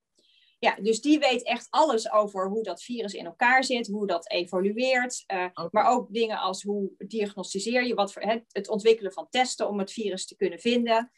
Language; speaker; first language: Dutch; native; Dutch